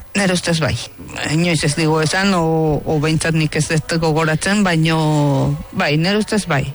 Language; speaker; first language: Basque; early bilingual, heritage; Basque